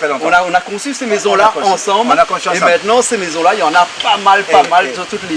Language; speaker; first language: French; native; French